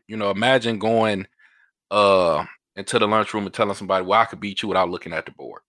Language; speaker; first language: English; native; English